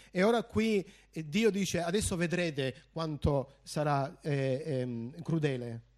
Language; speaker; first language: Italian; early bilingual, heritage; Italian